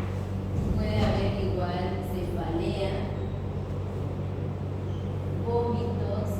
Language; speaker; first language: Spanish; native; Spanish